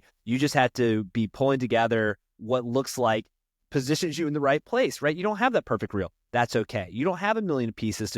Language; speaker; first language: English; native; English